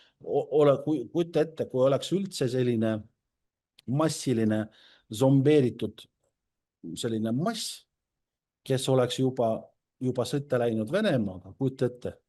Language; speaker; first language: Estonian; non-native, local second language; Russian